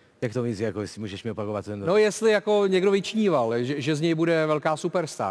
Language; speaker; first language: Czech; native; Czech